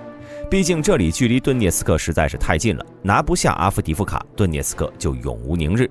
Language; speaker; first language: Chinese; native; Chinese